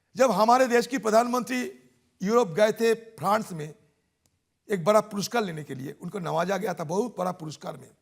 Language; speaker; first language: Hindi; non-native, local second language; Bangla